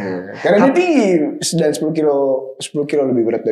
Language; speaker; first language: Indonesian; native; Indonesian